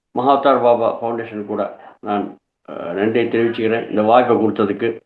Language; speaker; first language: Tamil; non-native, local second language; Telugu